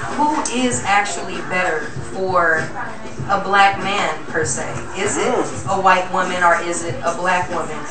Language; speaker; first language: English; native; English